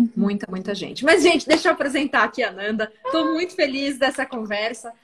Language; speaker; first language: Portuguese; native; Portuguese